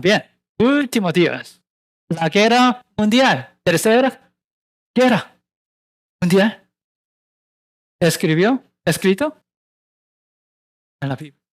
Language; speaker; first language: Spanish; non-native, learner; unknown